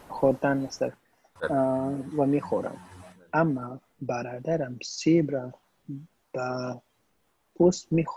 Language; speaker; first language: Persian; non-native, learner; Urdu